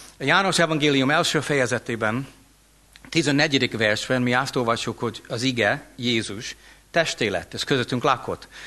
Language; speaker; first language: Hungarian; non-native, fluent; English